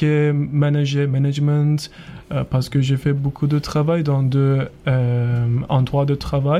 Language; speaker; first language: French; non-native, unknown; Turkish